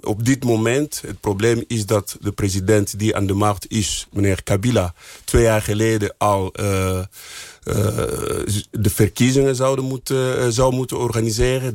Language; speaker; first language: Dutch; non-native, fluent; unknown